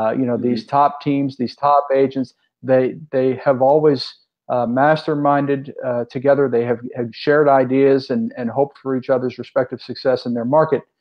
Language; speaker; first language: English; native; English